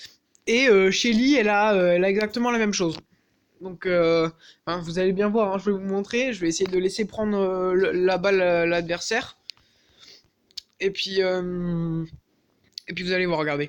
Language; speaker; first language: French; native; French